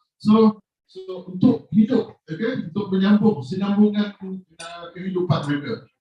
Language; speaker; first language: Malay; native; Malay